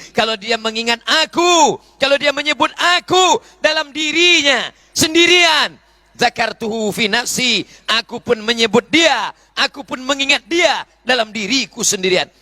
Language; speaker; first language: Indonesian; native; Indonesian